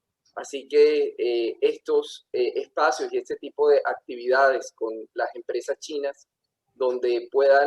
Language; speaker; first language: Spanish; native; Spanish